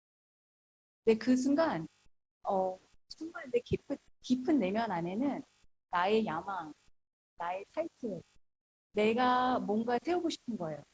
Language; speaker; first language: Korean; early bilingual, heritage; Korean